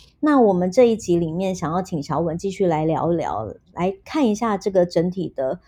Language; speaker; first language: Chinese; native; Chinese